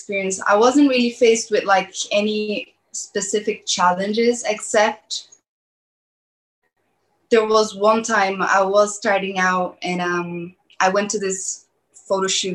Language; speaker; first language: English; early bilingual, other home language; Portuguese